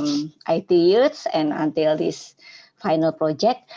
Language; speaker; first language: English; non-native, learner; Indonesian